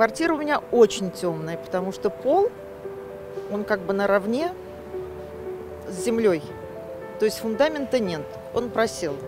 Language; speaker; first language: Russian; native; Russian